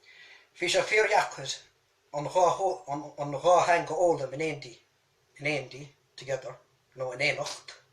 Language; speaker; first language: Irish; native; Irish